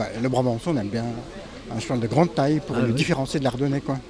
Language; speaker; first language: French; native; French